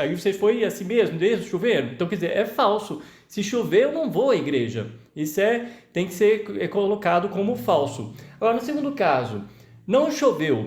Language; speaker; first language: Portuguese; native; Portuguese